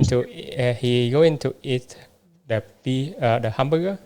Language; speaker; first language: English; non-native, learner; Vietnamese